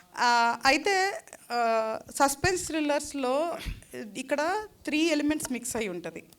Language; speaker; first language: Telugu; native; Telugu